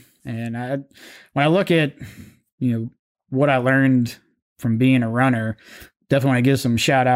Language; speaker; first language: English; native; English